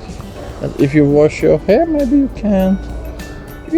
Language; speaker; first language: English; non-native, learner; Turkish